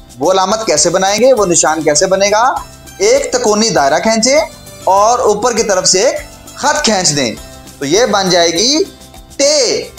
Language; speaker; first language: Urdu; native; Urdu